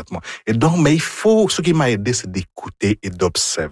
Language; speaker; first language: French; non-native, fluent; Igbo